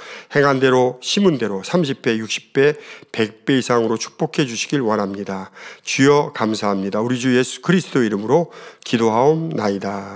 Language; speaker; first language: Korean; native; Korean